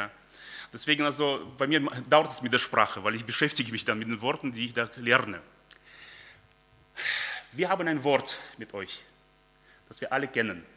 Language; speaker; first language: German; early bilingual, other home language; Russian